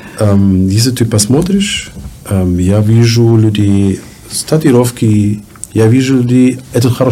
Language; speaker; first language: Russian; non-native, learner; German